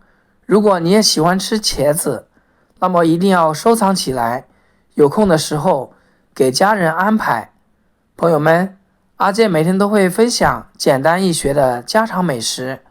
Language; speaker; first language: Chinese; native; Chinese